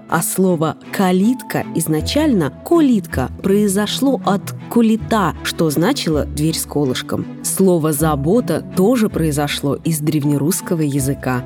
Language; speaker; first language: Russian; native; Russian